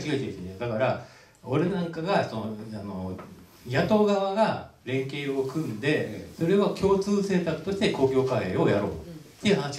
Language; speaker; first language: Japanese; native; Japanese